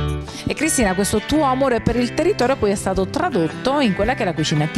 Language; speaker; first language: Italian; native; Italian